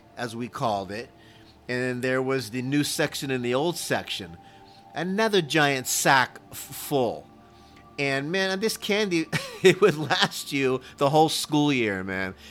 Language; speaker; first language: English; native; English